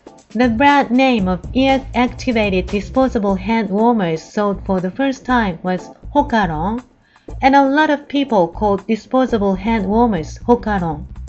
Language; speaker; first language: English; non-native, fluent; Japanese